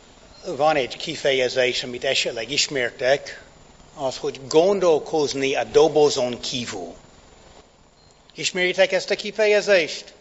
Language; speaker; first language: Hungarian; non-native, fluent; English